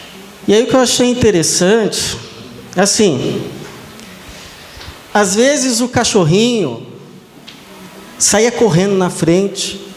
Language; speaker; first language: Portuguese; native; Portuguese